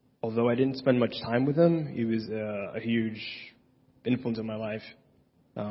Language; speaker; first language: English; early bilingual, other home language; Spanish